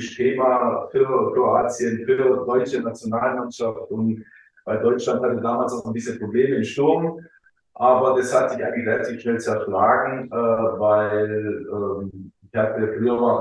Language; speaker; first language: German; early bilingual, other home language; Croatian